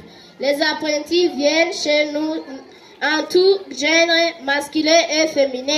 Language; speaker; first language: French; non-native, learner; Kinyarwanda